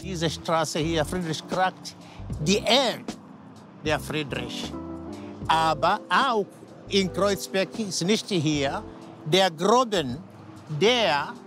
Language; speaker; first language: German; non-native, fluent; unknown